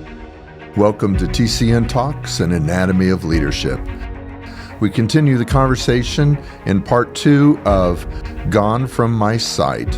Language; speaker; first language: English; native; English